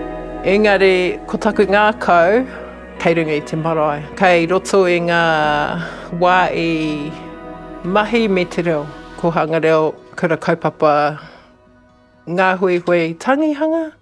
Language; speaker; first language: Māori; non-native, local second language; English